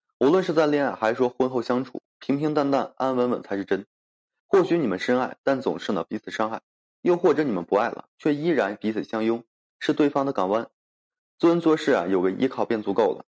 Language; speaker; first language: Chinese; native; Chinese